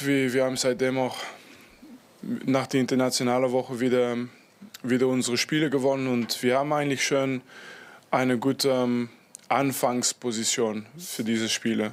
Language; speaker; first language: German; non-native, fluent; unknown